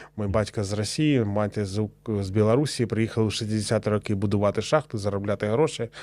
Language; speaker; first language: Ukrainian; non-native, local second language; Russian